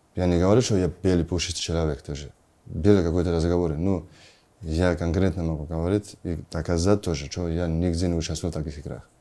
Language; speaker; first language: Russian; non-native, learner; Georgian